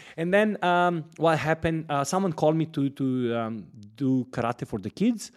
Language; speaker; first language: English; non-native, fluent; Serbian